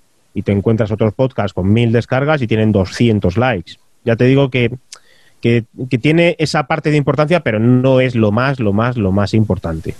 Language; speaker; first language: Spanish; native; Spanish